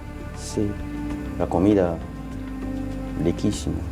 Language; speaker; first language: Spanish; non-native, learner; Japanese